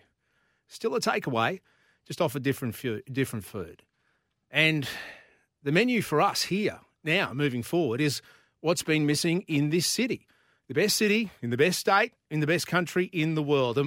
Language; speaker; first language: English; native; English